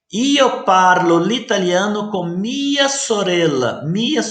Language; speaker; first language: Italian; non-native, learner; Portuguese